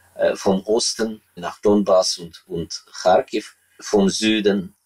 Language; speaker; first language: German; non-native, fluent; Ukrainian